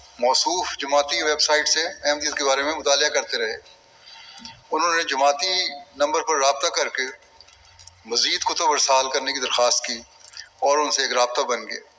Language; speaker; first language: Urdu; native; Urdu